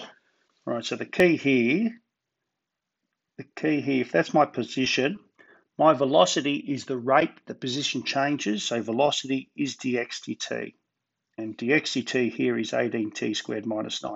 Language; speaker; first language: English; native; English